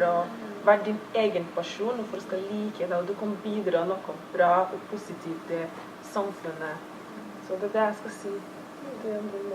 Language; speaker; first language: Norwegian; early bilingual, other home language; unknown